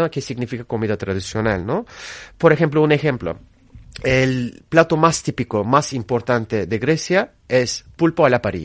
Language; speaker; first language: Spanish; non-native, fluent; Turkish